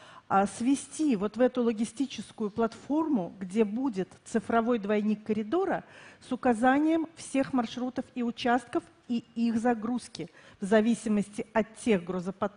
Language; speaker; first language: Russian; native; Russian